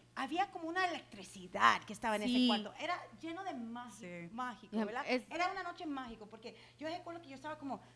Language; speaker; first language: Spanish; early bilingual, heritage; Spanish